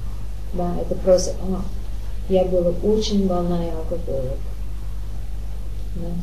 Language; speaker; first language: Russian; non-native, learner; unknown